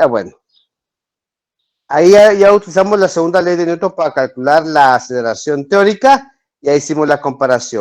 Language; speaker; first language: Spanish; native; Spanish